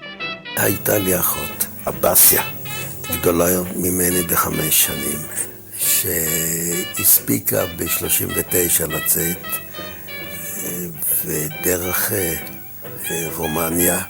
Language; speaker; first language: Hebrew; non-native, fluent; German